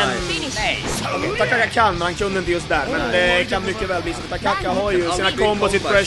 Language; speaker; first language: Swedish; native; Swedish